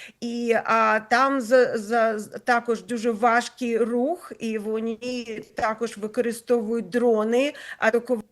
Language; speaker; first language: Ukrainian; non-native, local second language; Russian